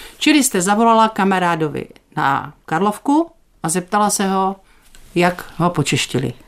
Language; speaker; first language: Czech; native; Czech